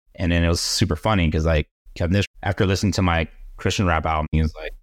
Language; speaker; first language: English; native; English